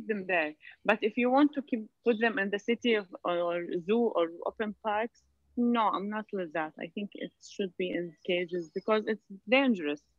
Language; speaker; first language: English; non-native, fluent; Arabic